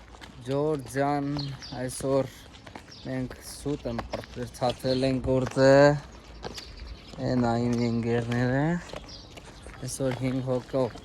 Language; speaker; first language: Armenian; non-native, learner; Hindi